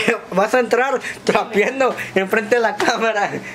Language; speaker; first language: Spanish; early bilingual, heritage; Spanish